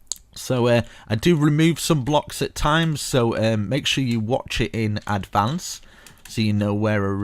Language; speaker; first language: English; native; English